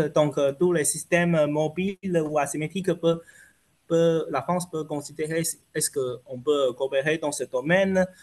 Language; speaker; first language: French; non-native, fluent; Chinese